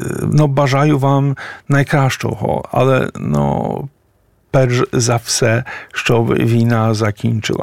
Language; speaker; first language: Ukrainian; non-native, fluent; Polish